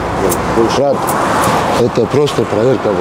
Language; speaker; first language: Russian; non-native, fluent; Kyrgyz